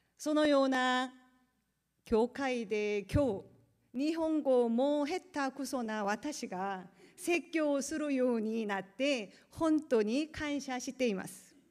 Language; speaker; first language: Japanese; non-native, learner; Korean